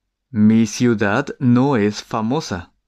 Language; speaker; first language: Spanish; non-native, fluent; Japanese